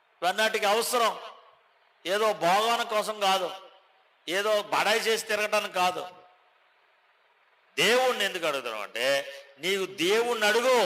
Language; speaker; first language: Telugu; native; Telugu